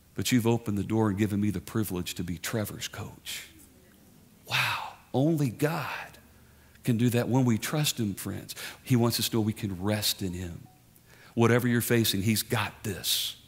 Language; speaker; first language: English; native; English